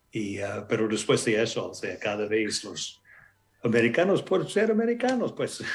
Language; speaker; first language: Spanish; non-native, fluent; English